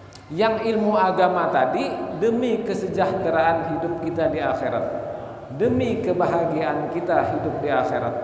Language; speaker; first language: Indonesian; non-native, local second language; Banjar